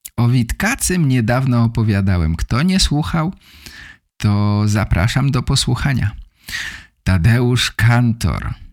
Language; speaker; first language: Polish; native; Polish